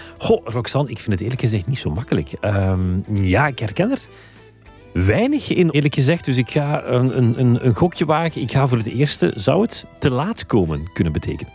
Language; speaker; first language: Dutch; native; Dutch